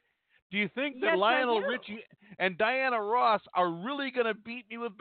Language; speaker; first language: English; native; English